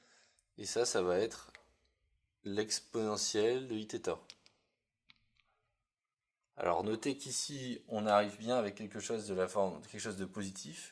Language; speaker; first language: French; native; French